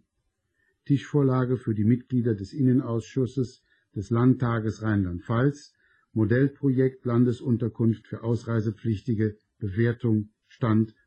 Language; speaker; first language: German; native; German